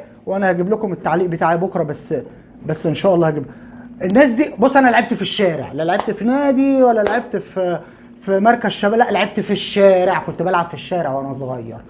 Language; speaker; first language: Arabic; native; Arabic